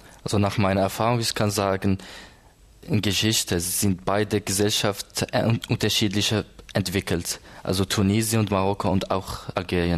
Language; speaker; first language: German; non-native, learner; Arabic